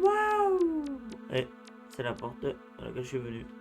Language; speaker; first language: French; native; French